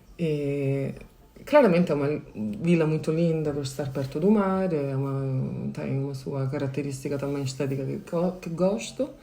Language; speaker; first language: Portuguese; non-native, fluent; Italian